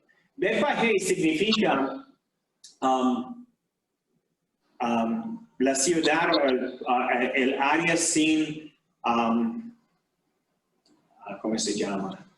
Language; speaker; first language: Spanish; non-native, fluent; English